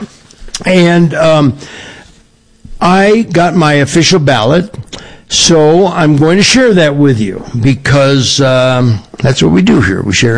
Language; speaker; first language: English; native; English